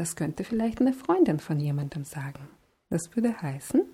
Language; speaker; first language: German; non-native, fluent; Russian